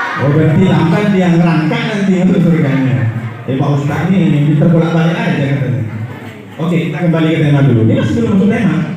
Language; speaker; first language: Indonesian; non-native, local second language; Madurese